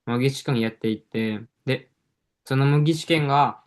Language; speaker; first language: Japanese; non-native, fluent; Indonesian